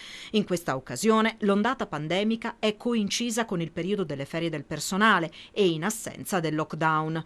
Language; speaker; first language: Italian; native; Italian